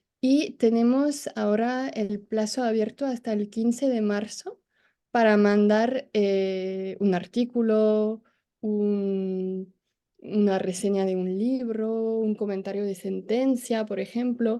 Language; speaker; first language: Spanish; non-native, fluent; French